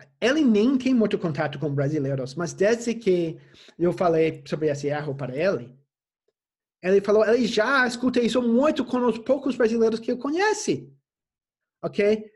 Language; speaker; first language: Portuguese; non-native, fluent; English